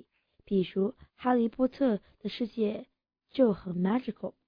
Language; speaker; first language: Chinese; early bilingual, heritage; English